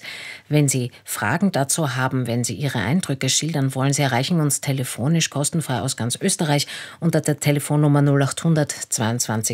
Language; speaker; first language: German; native; German